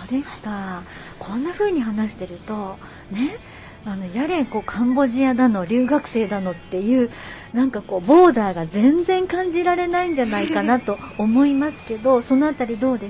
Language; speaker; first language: Japanese; native; Japanese